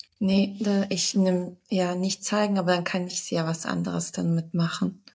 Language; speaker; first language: German; early bilingual, other home language; Turkish